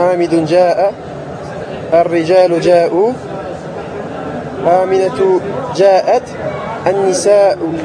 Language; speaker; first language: Arabic; non-native, learner; French